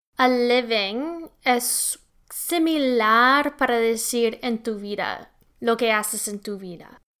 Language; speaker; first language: Spanish; non-native, learner; English